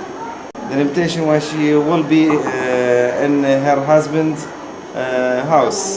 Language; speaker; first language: English; non-native, learner; Arabic